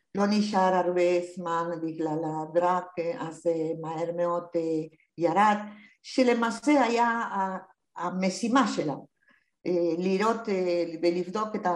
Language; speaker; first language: Hebrew; non-native, fluent; Spanish